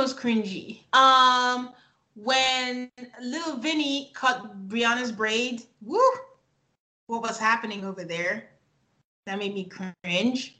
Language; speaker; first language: English; native; English